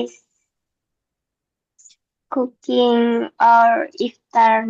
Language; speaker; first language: English; non-native, learner; Indonesian